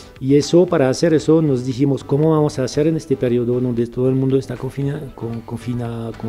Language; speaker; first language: Spanish; non-native, fluent; French